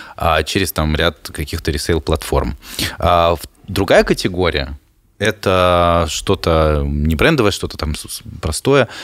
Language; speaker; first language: Russian; native; Russian